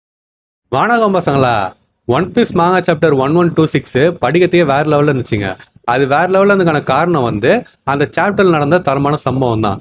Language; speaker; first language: Tamil; native; Tamil